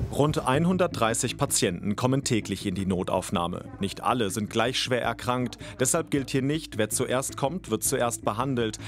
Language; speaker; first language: German; native; German